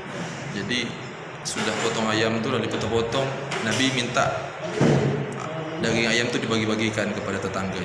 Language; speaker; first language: Indonesian; native; Indonesian